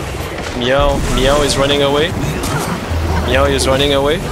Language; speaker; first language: English; non-native, fluent; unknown